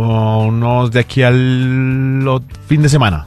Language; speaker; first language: Spanish; native; Spanish